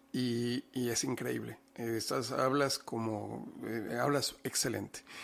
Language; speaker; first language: Spanish; native; Spanish